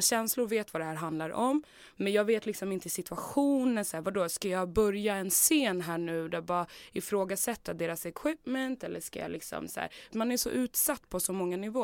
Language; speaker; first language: Swedish; native; Swedish